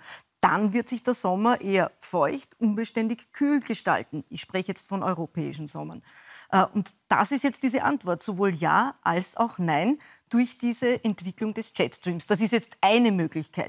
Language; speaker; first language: German; native; German